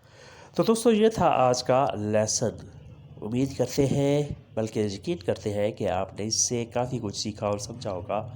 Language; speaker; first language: Hindi; non-native, local second language; Punjabi